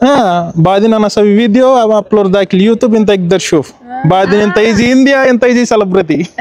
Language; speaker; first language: Arabic; non-native, learner; Telugu